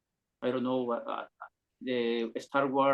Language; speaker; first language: English; non-native, learner; Spanish